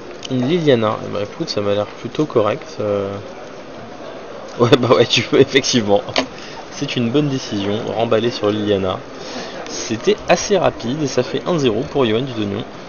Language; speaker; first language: French; native; French